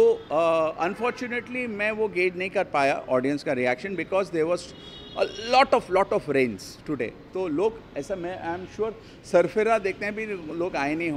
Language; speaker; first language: Hindi; native; Hindi